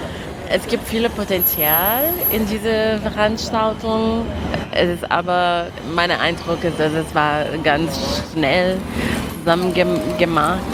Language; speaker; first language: German; non-native, fluent; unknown